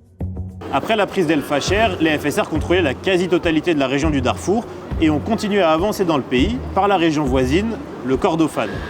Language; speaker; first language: French; native; French